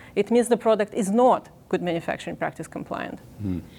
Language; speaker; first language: English; non-native, fluent; Ukrainian